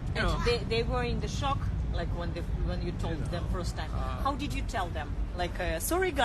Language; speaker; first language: English; non-native, learner; Russian